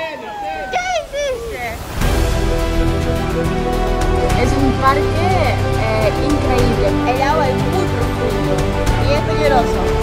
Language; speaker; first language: Spanish; non-native, fluent; Ukrainian